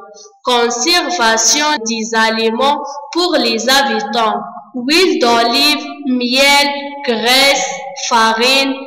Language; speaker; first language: French; non-native, learner; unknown